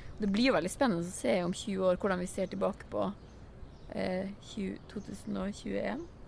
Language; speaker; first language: Norwegian; native; Norwegian